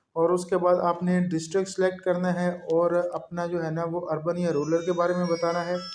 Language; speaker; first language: Urdu; non-native, local second language; Punjabi